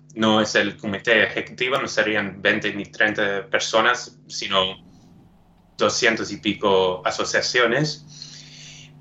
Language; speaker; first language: Spanish; non-native, fluent; English